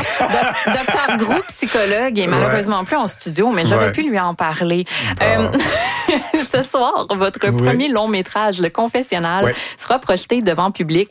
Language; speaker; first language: French; native; French